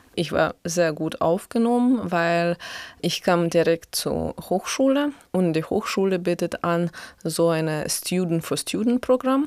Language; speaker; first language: German; non-native, fluent; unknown